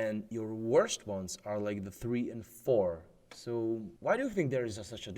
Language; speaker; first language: English; non-native, fluent; Czech